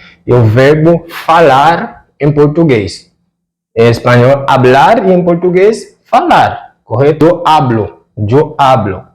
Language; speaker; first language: Portuguese; non-native, fluent; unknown